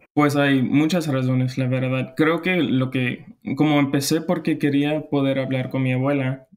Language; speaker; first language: Spanish; non-native, fluent; English